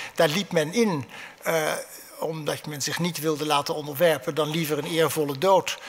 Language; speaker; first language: Dutch; native; Dutch